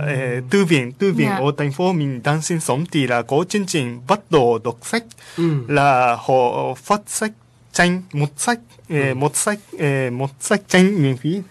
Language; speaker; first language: Vietnamese; non-native, learner; Japanese